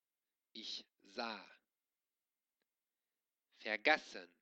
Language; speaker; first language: German; non-native, local second language; Luxembourgish